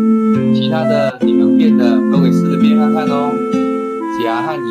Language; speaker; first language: Chinese; native; Chinese